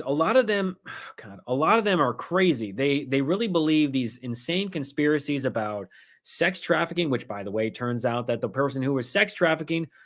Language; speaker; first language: English; native; English